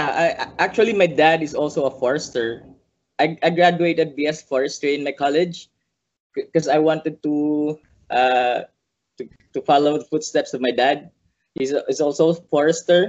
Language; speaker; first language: English; non-native, local second language; Cebuano